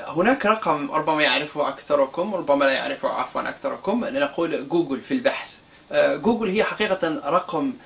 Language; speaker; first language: Arabic; non-native, local second language; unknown